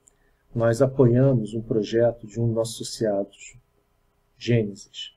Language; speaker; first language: Portuguese; native; Portuguese